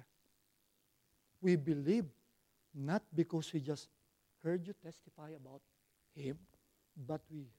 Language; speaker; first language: English; non-native, local second language; Filipino